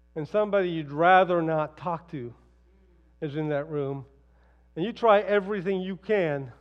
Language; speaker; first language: English; early bilingual, other home language; Spanish